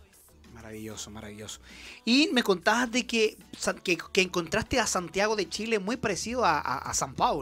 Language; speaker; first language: Spanish; native; Spanish